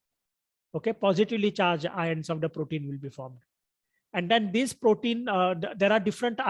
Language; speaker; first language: English; non-native, local second language; Marathi